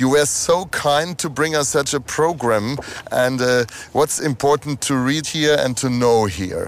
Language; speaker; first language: English; non-native, fluent; German